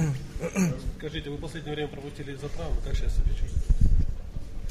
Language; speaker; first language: Russian; native; Russian